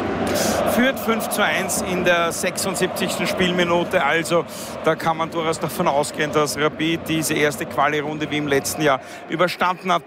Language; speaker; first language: German; native; German